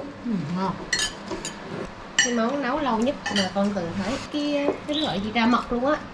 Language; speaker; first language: Vietnamese; native; Vietnamese